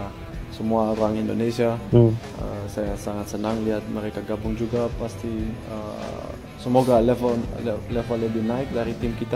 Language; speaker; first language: Indonesian; early bilingual, heritage; Dutch